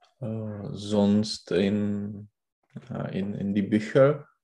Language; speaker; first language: German; non-native, learner; Czech